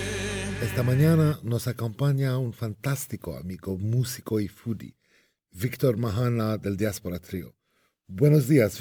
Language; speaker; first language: Spanish; non-native, fluent; Arabic